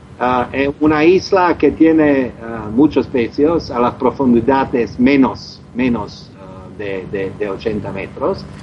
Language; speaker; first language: Spanish; non-native, learner; Croatian